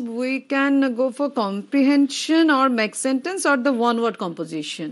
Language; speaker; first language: English; non-native, local second language; Bangla